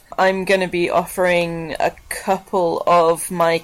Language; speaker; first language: English; native; English